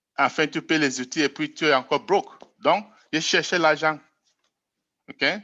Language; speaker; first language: French; non-native, local second language; English